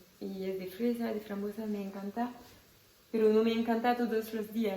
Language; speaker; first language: Spanish; non-native, fluent; French